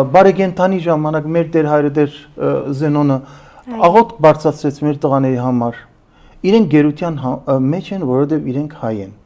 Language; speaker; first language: Armenian; early bilingual, heritage; Armenian